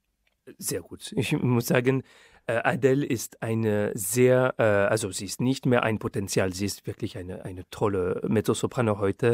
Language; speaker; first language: German; non-native, fluent; French